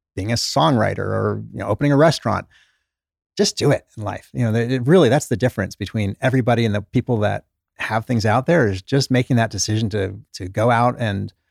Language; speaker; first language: English; native; English